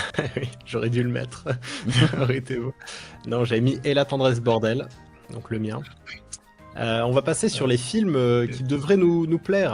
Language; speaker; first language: French; native; French